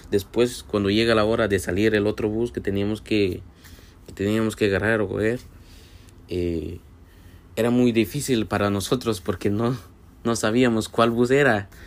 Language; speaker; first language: Spanish; native; Spanish